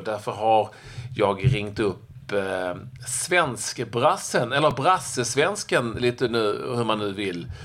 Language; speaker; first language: Swedish; native; Swedish